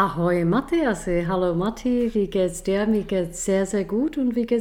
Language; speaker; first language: German; non-native, fluent; Czech